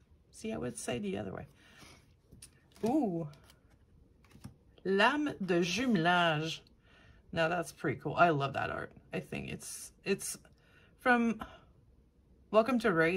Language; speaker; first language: English; non-native, local second language; French